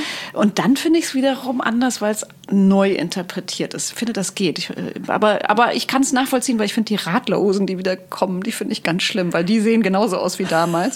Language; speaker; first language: German; native; German